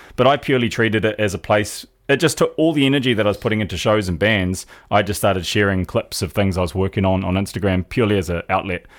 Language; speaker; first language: English; native; English